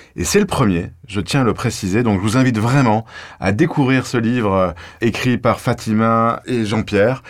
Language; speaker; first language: French; native; French